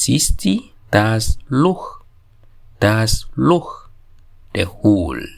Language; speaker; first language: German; non-native, fluent; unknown